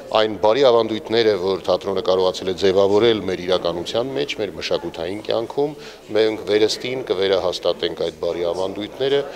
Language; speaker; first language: Armenian; native; Armenian